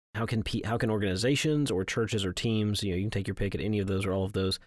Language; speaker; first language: English; native; English